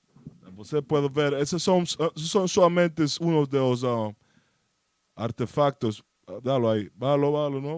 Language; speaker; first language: Portuguese; non-native, learner; Spanish